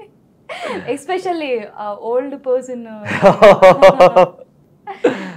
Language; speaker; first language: Telugu; native; Telugu